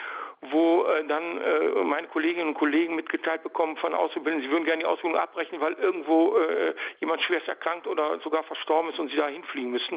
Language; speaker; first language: German; native; German